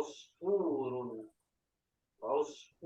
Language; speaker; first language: Arabic; non-native, learner; Urdu